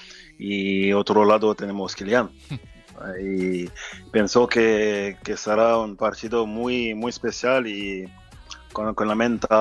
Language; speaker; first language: Spanish; non-native, fluent; French